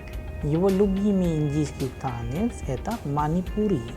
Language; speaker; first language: Russian; non-native, fluent; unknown